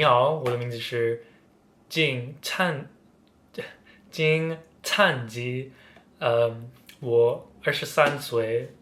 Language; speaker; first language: Chinese; non-native, learner; English